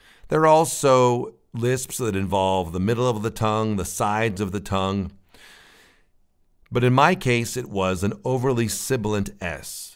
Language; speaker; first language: English; native; English